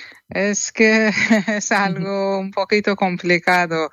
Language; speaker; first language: Spanish; non-native, learner; Persian